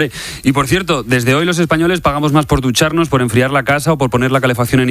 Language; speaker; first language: Spanish; native; Spanish